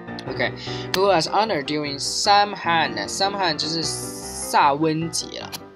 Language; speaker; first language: English; non-native, fluent; Chinese